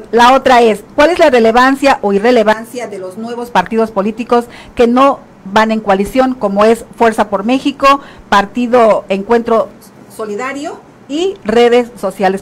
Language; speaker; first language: Spanish; native; Spanish